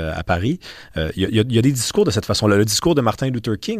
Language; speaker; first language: French; native; French